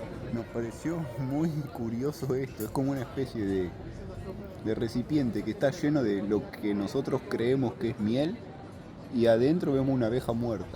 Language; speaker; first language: Spanish; native; Spanish